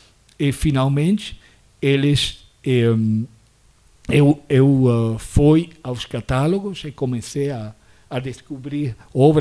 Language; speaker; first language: Portuguese; non-native, fluent; Spanish